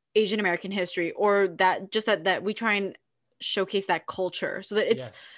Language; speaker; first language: English; early bilingual, other home language; Filipino